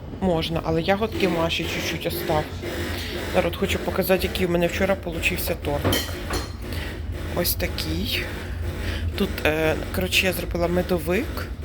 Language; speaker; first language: Ukrainian; native; Ukrainian